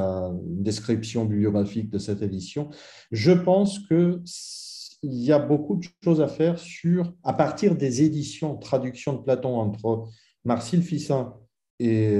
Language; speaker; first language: French; non-native, fluent; Italian